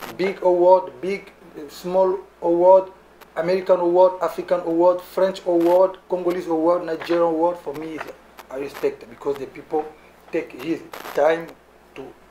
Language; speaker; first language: English; non-native, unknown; Lingala